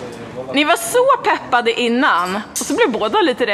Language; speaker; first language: Swedish; native; Swedish